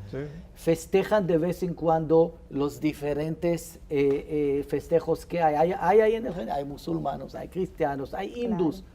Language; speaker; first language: Spanish; non-native, fluent; Hebrew